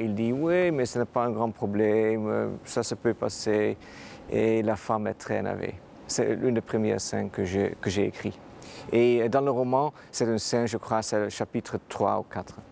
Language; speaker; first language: French; non-native, fluent; Dutch